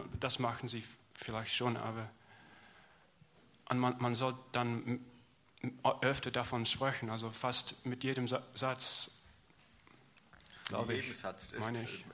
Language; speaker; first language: German; non-native, learner; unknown